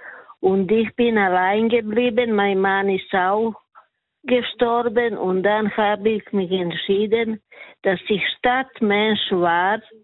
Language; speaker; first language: German; non-native, learner; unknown